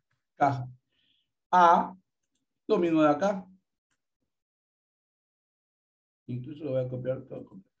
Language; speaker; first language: Spanish; native; Spanish